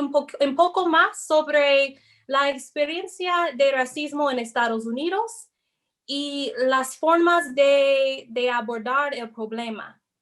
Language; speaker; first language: Spanish; non-native, fluent; English